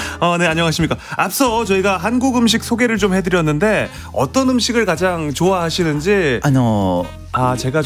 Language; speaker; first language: Korean; native; Korean